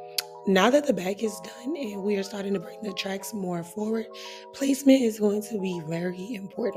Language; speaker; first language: English; native; English